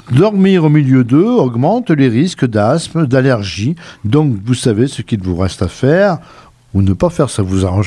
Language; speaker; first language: French; native; French